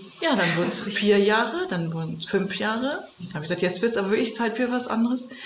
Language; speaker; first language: German; native; German